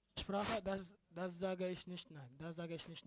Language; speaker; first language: German; non-native, learner; Arabic